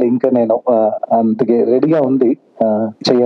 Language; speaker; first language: Telugu; non-native, fluent; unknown